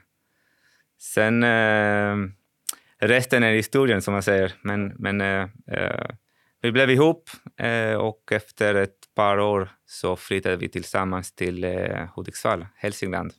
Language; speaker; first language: Swedish; non-native, fluent; Spanish